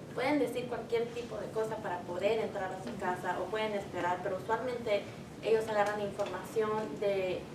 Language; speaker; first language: Spanish; early bilingual, heritage; Spanish